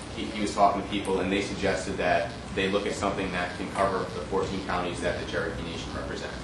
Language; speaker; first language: English; native; English